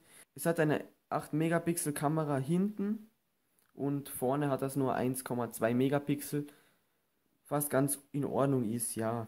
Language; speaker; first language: German; native; German